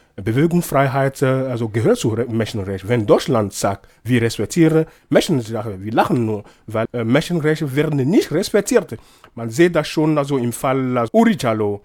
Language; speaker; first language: German; non-native, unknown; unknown